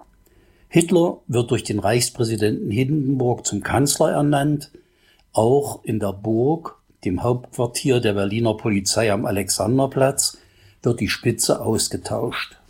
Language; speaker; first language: German; native; German